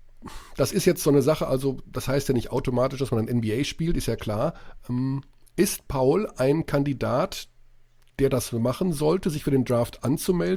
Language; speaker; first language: German; native; German